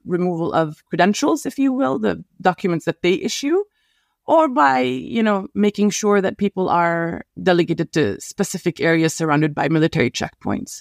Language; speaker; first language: English; non-native, fluent; Arabic